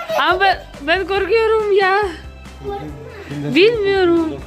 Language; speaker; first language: Turkish; non-native, learner; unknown